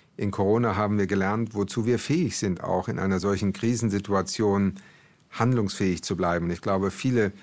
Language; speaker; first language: German; early bilingual, other home language; Portuguese